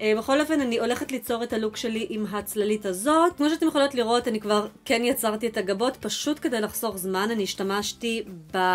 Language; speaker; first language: Hebrew; early bilingual, other home language; Russian